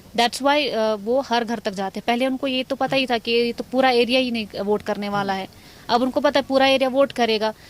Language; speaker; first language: Hindi; non-native, local second language; Kashmiri